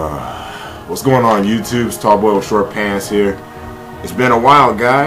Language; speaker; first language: English; native; English